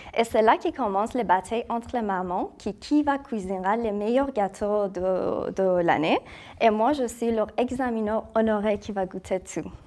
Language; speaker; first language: French; non-native, fluent; Persian